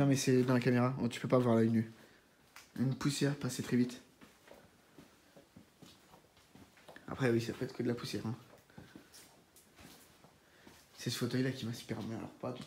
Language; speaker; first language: French; native; French